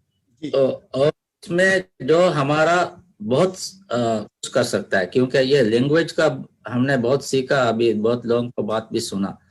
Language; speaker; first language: Hindi; non-native, learner; Divehi